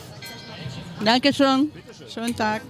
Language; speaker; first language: German; non-native, fluent; Ukrainian